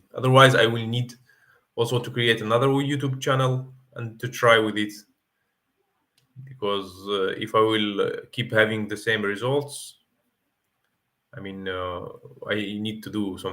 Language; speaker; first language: English; non-native, fluent; Arabic